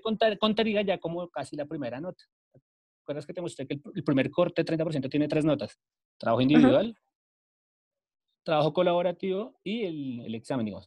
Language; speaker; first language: Spanish; native; Spanish